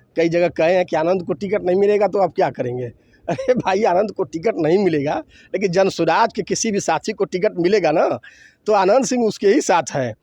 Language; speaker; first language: Hindi; native; Hindi